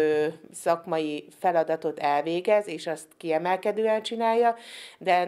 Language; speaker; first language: Hungarian; native; Hungarian